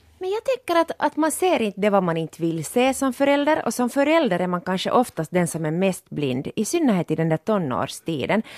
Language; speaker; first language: Swedish; non-native, local second language; Finnish